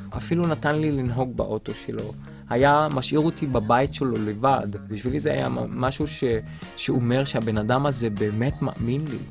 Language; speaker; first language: Hebrew; non-native, local second language; Arabic